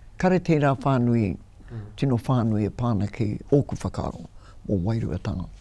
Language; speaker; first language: Māori; native; Māori